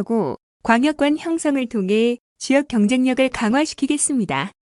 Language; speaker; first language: Korean; native; Korean